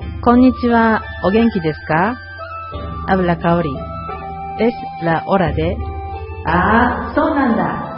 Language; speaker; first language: Spanish; non-native, learner; Japanese